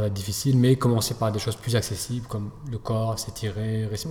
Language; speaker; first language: French; native; French